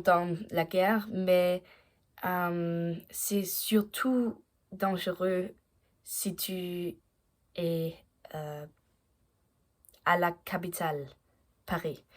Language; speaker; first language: French; non-native, learner; Danish